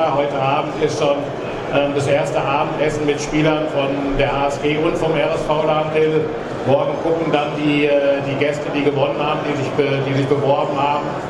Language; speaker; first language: German; native; German